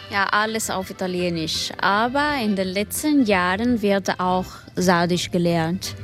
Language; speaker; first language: German; non-native, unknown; Sardinian